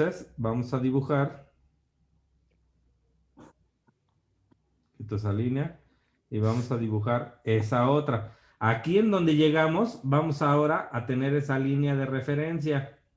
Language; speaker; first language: Spanish; native; Spanish